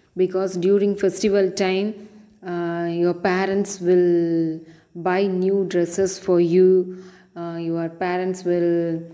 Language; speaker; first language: English; non-native, local second language; Tamil